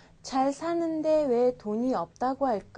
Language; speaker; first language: Korean; non-native, learner; Mongolian